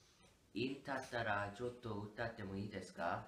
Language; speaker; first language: Japanese; non-native, learner; English